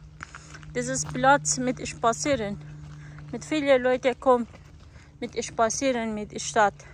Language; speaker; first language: German; non-native, learner; Persian